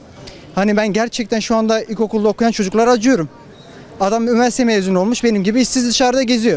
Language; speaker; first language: Turkish; native; Turkish